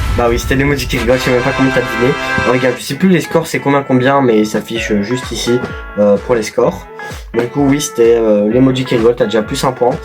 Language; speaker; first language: French; native; French